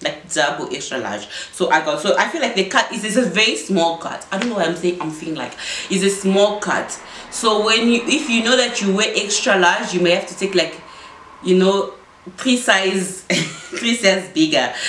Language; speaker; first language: English; non-native, fluent; Lingala